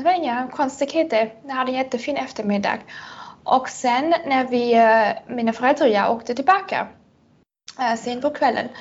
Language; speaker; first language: Swedish; non-native, fluent; German